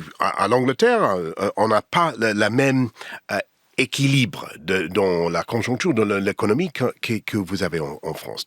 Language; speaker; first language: French; non-native, learner; English